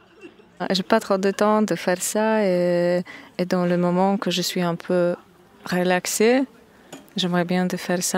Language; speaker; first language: French; non-native, fluent; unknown